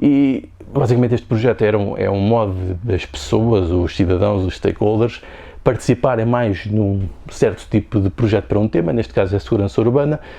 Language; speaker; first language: Portuguese; native; Portuguese